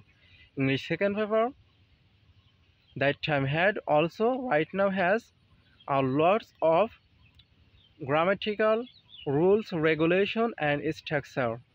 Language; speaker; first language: English; non-native, learner; Bangla